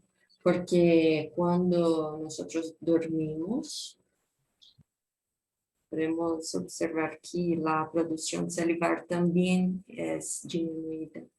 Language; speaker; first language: Spanish; non-native, fluent; Portuguese